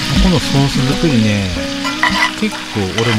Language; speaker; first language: Japanese; native; Japanese